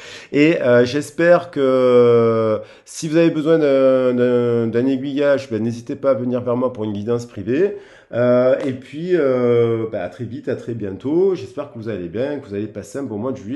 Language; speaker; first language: French; native; French